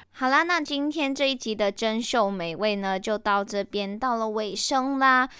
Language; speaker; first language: Chinese; native; Chinese